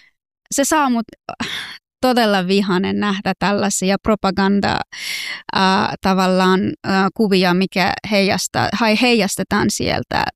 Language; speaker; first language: Finnish; early bilingual, other home language; Persian